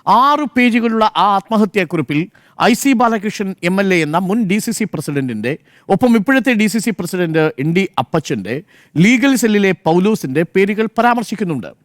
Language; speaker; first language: Malayalam; native; Malayalam